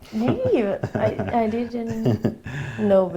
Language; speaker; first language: English; non-native, learner; Thai